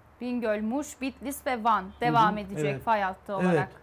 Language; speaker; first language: Turkish; native; Turkish